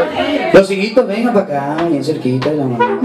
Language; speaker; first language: Spanish; native; Spanish